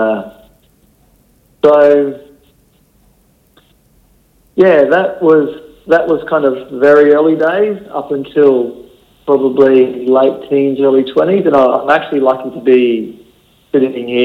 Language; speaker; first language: English; native; English